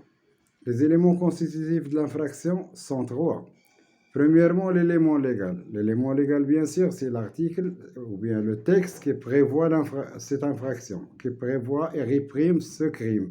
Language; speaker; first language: French; non-native, local second language; Arabic